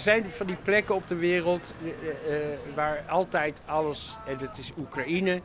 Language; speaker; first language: Dutch; native; Dutch